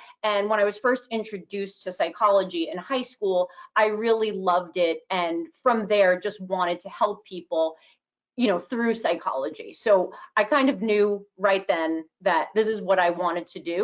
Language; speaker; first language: English; native; English